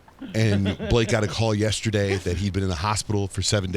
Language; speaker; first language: English; native; English